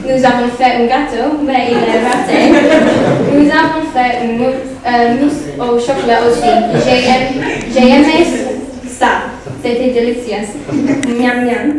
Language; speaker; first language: French; non-native, learner; English